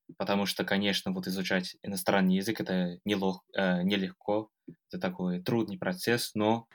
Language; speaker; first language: Russian; non-native, fluent; English